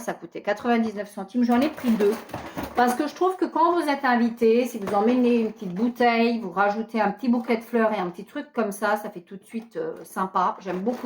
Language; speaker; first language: French; native; French